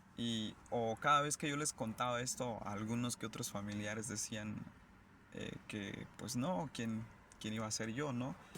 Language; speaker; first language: Spanish; non-native, local second language; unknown